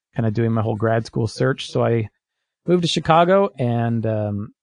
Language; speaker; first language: English; native; English